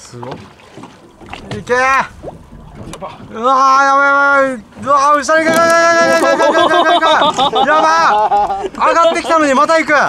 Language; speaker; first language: Japanese; native; Japanese